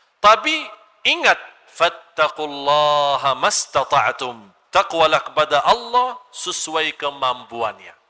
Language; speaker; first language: Malay; non-native, fluent; Arabic